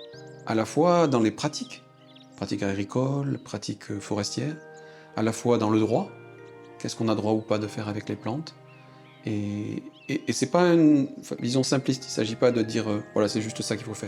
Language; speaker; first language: French; native; French